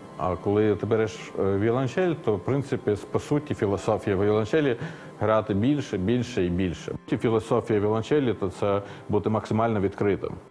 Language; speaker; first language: Ukrainian; early bilingual, heritage; Finnish